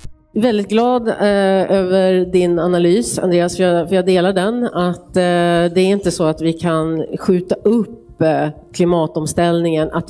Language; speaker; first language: Swedish; native; Swedish